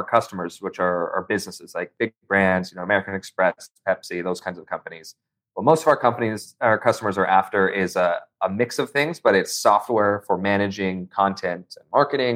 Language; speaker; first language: English; native; English